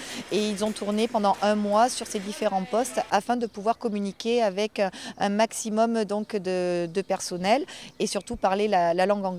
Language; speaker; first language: French; native; French